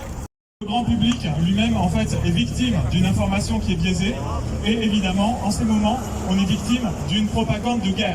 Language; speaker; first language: French; native; French